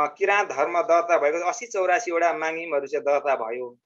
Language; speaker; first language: Nepali; native; Nepali